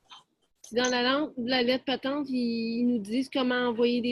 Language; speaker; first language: French; native; French